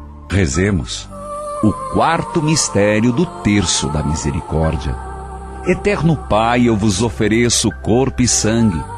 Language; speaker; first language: Portuguese; native; Portuguese